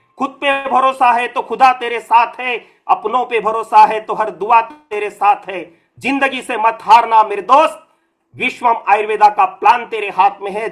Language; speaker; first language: Hindi; non-native, local second language; Marathi